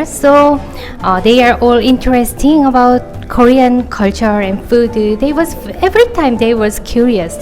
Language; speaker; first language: English; non-native, learner; Korean